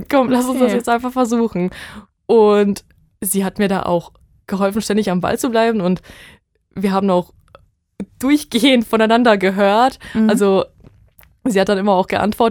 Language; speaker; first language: German; non-native, fluent; Bosnian